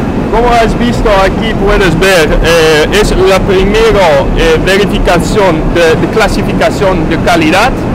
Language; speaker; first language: Spanish; non-native, learner; Dutch